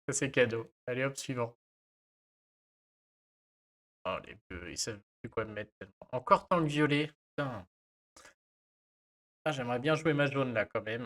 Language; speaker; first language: French; native; French